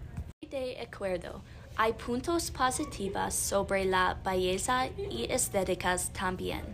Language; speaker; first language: Spanish; non-native, learner; English